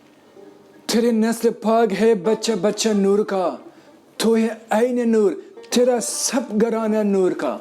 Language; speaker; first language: Urdu; non-native, fluent; Persian